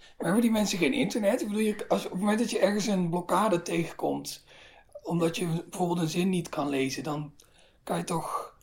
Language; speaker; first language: Dutch; native; Dutch